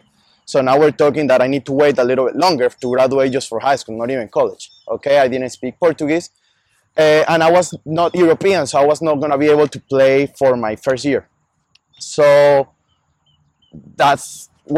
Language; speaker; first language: English; non-native, fluent; Spanish